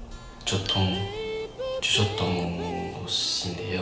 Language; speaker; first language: Korean; non-native, learner; Japanese